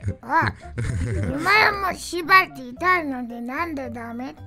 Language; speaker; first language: Japanese; non-native, learner; English